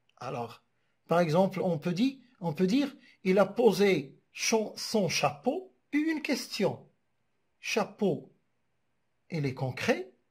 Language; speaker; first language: French; non-native, local second language; Arabic